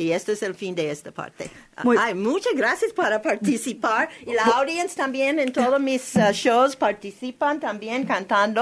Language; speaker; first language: Spanish; non-native, learner; English